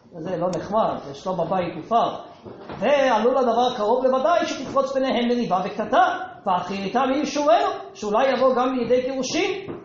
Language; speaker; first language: Hebrew; non-native, fluent; English